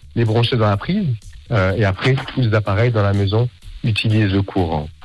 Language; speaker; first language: French; native; French